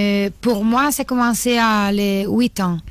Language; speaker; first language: French; non-native, learner; Italian